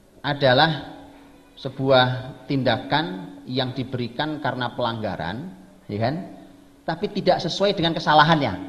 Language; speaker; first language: Indonesian; native; Indonesian